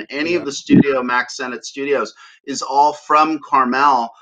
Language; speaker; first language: English; native; English